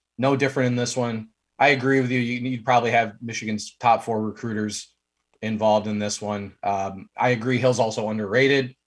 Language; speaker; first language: English; native; English